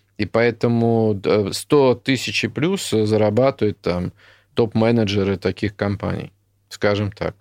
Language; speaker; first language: Russian; native; Russian